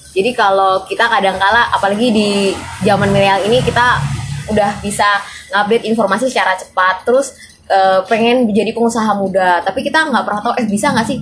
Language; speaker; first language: Indonesian; native; Indonesian